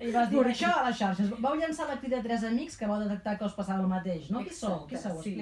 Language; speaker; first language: Catalan; native; Catalan